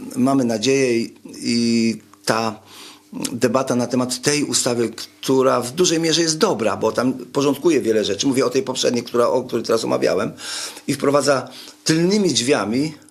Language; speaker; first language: Polish; native; Polish